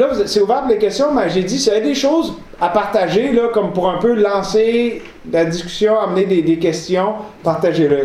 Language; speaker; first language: French; native; French